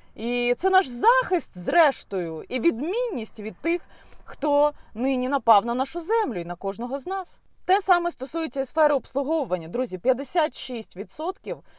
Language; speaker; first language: Ukrainian; non-native, local second language; Russian